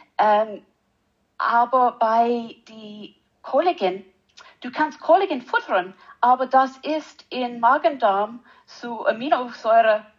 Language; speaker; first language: German; non-native, learner; English